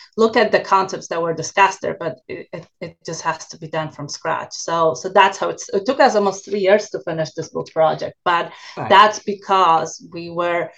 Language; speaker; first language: English; non-native, fluent; Polish